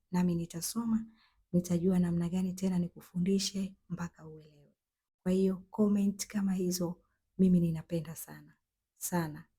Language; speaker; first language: Swahili; native; Swahili